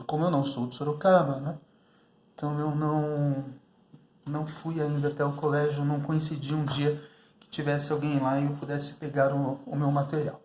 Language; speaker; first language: Portuguese; native; Portuguese